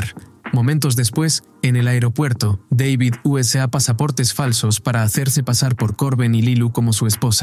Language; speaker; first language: Spanish; native; Spanish